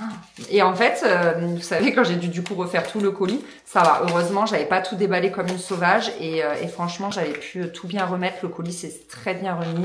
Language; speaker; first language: French; native; French